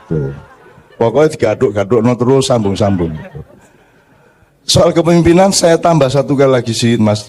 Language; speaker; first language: Indonesian; native; Indonesian